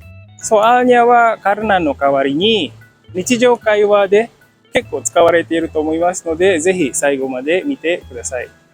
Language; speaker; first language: Japanese; non-native, fluent; Indonesian